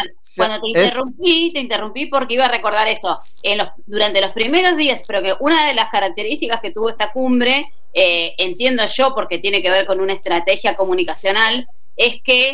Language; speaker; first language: Spanish; native; Spanish